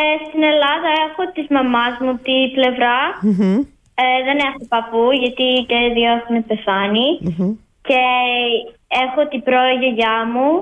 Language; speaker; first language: Greek; early bilingual, heritage; Greek